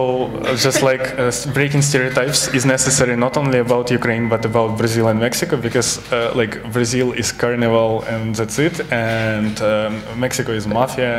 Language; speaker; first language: English; non-native, fluent; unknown